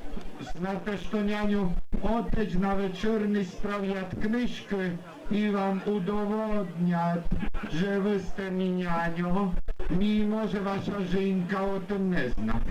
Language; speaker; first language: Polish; non-native, local second language; Rusyn